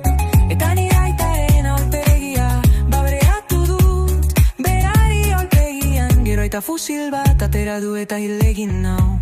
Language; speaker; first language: Basque; non-native, local second language; Spanish